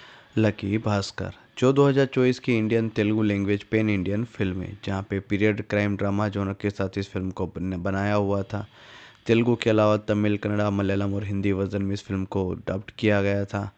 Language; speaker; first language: Hindi; native; Hindi